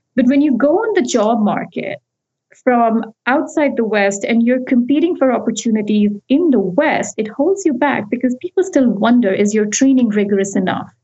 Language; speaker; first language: English; non-native, local second language; Hindi